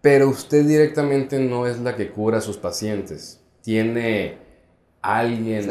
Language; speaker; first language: Spanish; native; Spanish